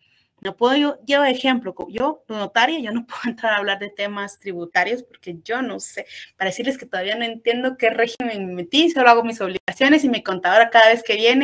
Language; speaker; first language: Spanish; native; Spanish